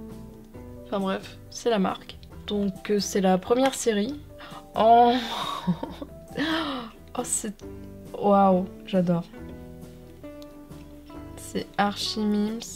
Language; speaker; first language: French; native; French